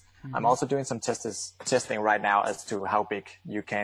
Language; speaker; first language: English; non-native, fluent; Danish